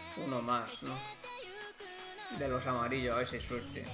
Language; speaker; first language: Spanish; native; Spanish